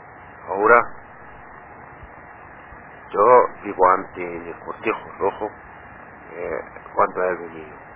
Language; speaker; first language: Spanish; non-native, learner; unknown